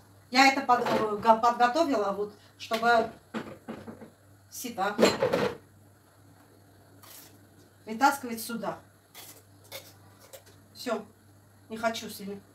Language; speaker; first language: Russian; non-native, fluent; Armenian